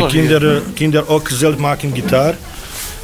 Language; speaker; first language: Dutch; non-native, learner; Bosnian